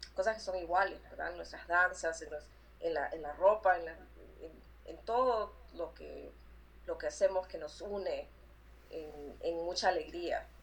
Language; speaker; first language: Spanish; native; Spanish